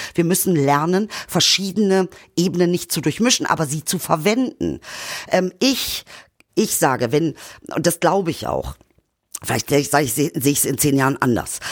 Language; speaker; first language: German; early bilingual, other home language; Turkish